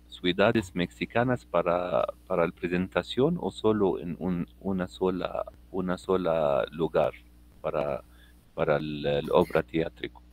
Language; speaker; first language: Spanish; non-native, learner; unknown